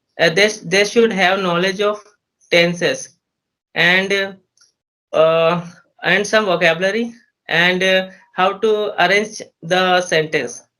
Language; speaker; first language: English; non-native, learner; Hindi